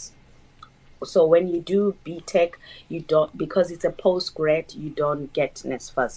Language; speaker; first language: English; non-native, local second language; Northern Sotho